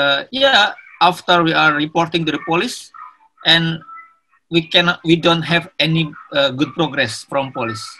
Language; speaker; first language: English; non-native, learner; Indonesian